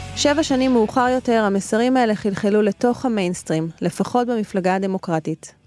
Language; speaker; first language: Hebrew; native; Hebrew